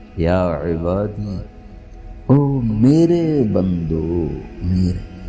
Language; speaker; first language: Urdu; non-native, local second language; Punjabi